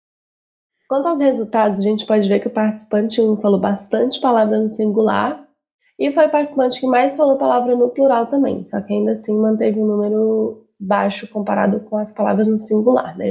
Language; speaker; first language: Portuguese; native; Portuguese